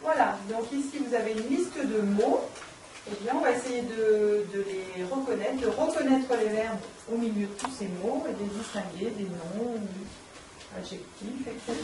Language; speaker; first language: French; native; French